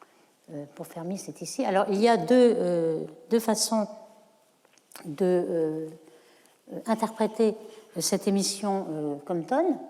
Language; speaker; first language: French; native; French